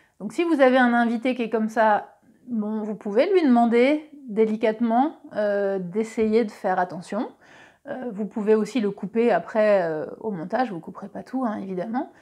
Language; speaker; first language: French; native; French